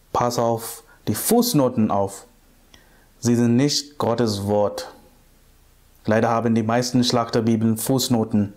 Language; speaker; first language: German; non-native, fluent; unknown